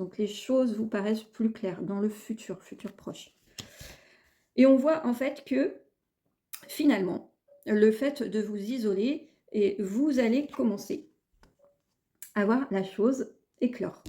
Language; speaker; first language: French; native; French